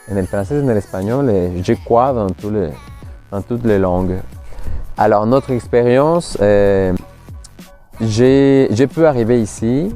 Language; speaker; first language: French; non-native, fluent; Spanish